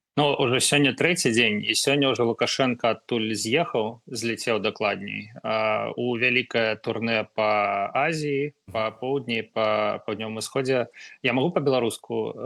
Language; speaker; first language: Belarusian; non-native, local second language; Russian